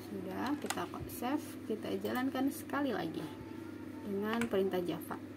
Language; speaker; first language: Indonesian; native; Indonesian